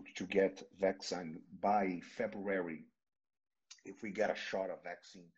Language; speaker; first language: English; non-native, fluent; Portuguese